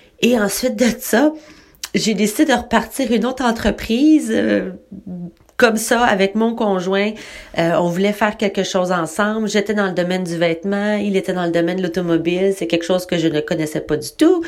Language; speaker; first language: French; native; French